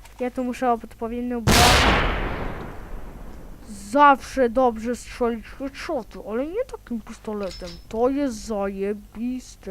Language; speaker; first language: Polish; native; Polish